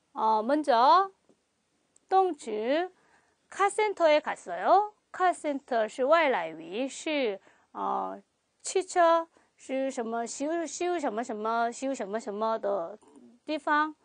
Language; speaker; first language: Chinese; non-native, fluent; Korean